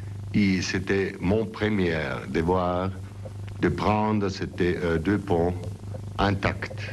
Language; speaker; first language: French; non-native, learner; German